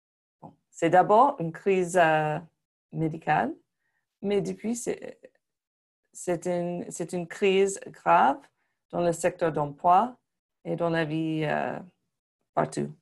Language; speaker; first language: French; non-native, fluent; English